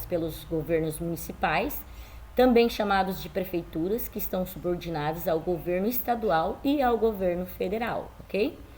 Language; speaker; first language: Portuguese; native; Portuguese